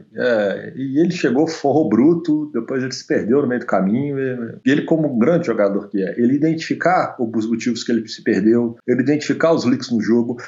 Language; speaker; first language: Portuguese; native; Portuguese